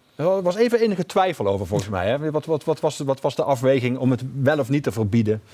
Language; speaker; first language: Dutch; native; Dutch